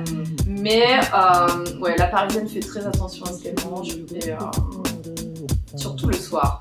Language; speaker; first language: French; native; French